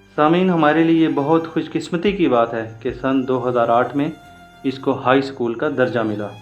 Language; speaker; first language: Urdu; non-native, local second language; Punjabi